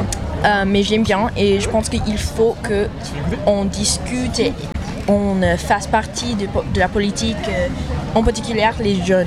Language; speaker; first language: French; non-native, learner; English